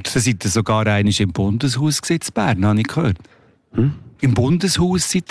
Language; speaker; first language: German; native; German